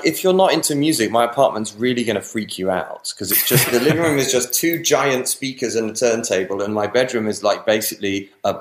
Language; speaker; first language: English; native; English